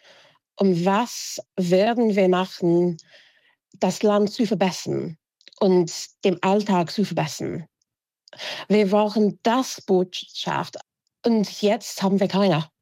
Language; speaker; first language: German; non-native, fluent; English